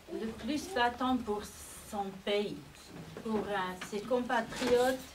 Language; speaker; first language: French; non-native, fluent; German